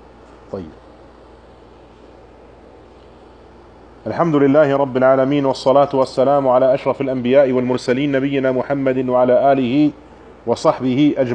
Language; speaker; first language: Arabic; non-native, fluent; German